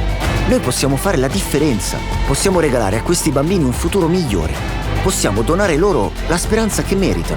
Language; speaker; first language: Italian; native; Italian